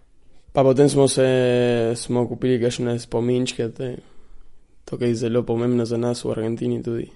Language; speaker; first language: Slovenian; early bilingual, heritage; Slovenian